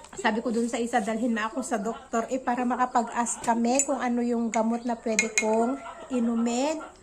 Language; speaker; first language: Filipino; native; Filipino